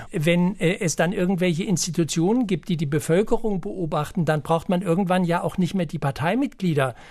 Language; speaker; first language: German; native; German